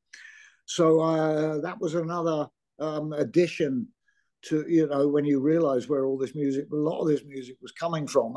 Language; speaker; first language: English; native; English